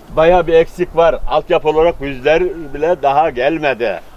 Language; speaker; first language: Turkish; native; Turkish